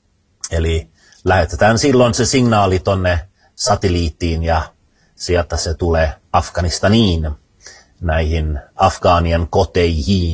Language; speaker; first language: Finnish; early bilingual, heritage; Finnish